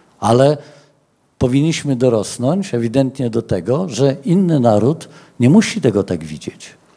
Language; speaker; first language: Polish; native; Polish